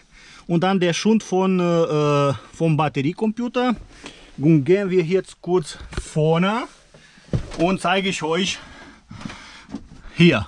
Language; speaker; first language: German; non-native, fluent; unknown